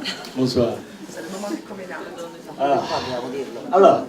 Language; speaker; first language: French; non-native, learner; Italian